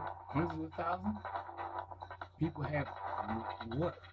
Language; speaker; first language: English; native; English